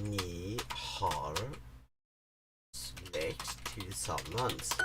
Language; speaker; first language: Swedish; non-native, learner; English